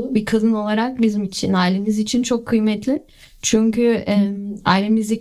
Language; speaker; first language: Turkish; early bilingual, heritage; Turkish